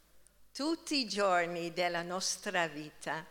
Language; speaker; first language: Italian; non-native, fluent; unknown